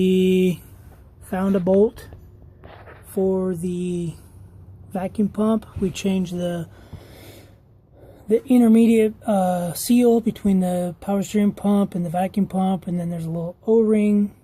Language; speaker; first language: English; native; English